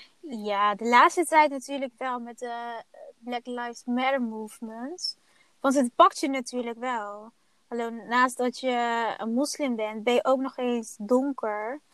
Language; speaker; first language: Dutch; early bilingual, other home language; Somali